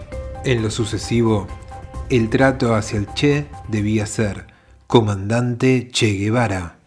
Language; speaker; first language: Spanish; native; Spanish